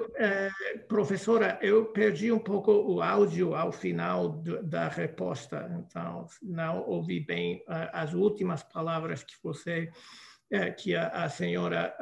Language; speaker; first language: Portuguese; non-native, fluent; English